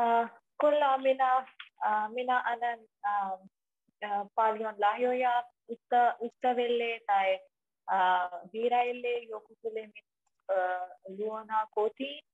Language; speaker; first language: Finnish; non-native, learner; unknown